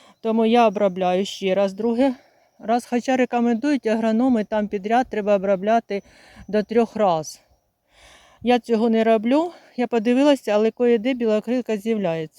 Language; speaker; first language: Ukrainian; native; Ukrainian